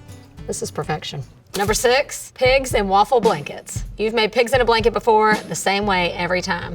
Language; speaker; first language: English; native; English